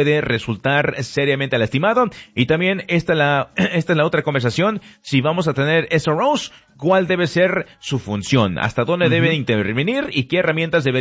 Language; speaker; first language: Spanish; early bilingual, heritage; Spanish